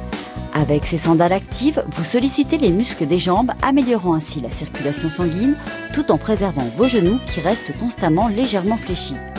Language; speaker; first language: French; native; French